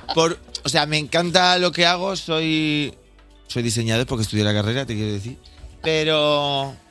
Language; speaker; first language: Spanish; native; Spanish